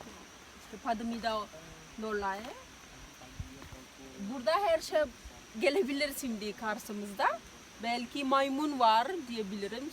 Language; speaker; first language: Turkish; non-native, learner; Indonesian